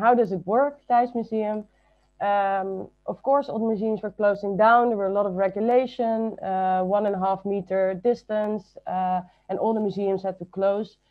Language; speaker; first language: English; non-native, fluent; Dutch